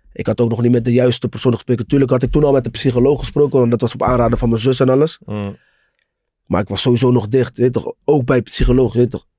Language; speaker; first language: Dutch; native; Dutch